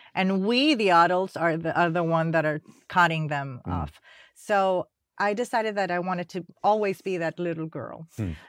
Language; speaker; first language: English; non-native, fluent; Spanish